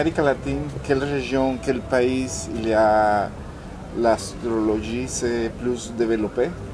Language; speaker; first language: French; non-native, learner; Spanish